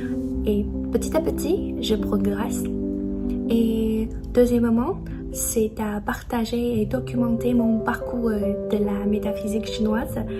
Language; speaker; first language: French; non-native, learner; Chinese